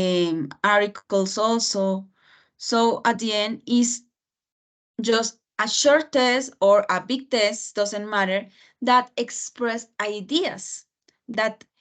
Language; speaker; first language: English; non-native, fluent; Spanish